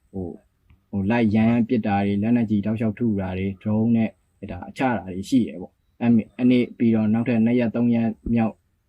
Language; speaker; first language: Burmese; native; Burmese